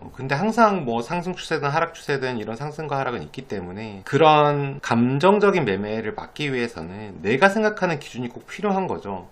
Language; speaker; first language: Korean; native; Korean